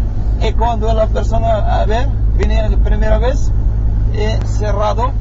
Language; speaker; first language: Spanish; non-native, learner; Arabic